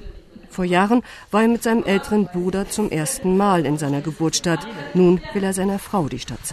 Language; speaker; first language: German; native; German